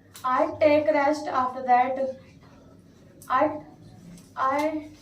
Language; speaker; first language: English; non-native, learner; Hindi